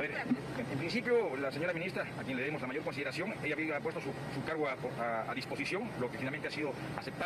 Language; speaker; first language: Spanish; native; Spanish